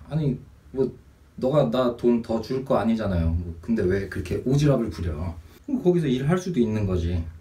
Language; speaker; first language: Korean; native; Korean